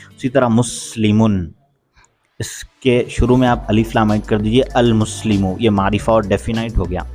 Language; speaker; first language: Urdu; native; Urdu